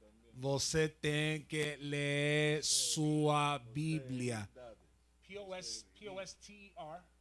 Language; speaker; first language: Portuguese; non-native, learner; Spanish